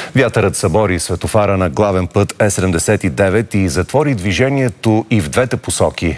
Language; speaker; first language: Bulgarian; native; Bulgarian